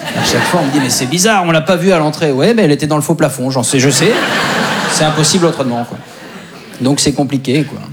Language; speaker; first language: French; native; French